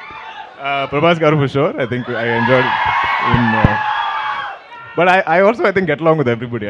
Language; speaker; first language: Telugu; non-native, learner; Malayalam